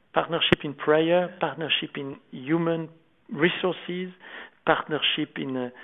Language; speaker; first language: English; non-native, fluent; French